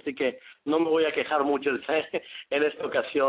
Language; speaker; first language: Spanish; native; Spanish